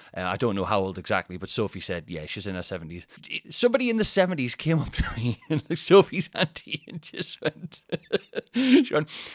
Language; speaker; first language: English; native; English